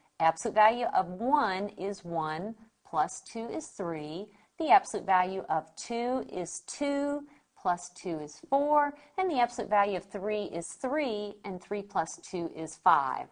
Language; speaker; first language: English; native; English